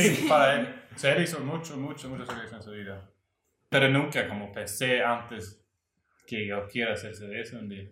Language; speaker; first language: Spanish; non-native, learner; Swedish